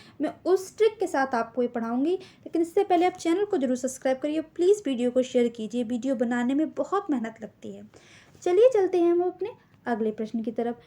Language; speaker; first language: Hindi; native; Hindi